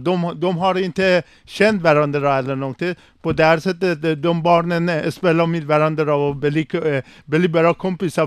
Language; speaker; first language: Swedish; non-native, learner; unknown